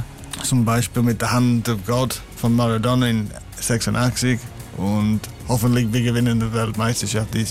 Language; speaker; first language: German; non-native, learner; English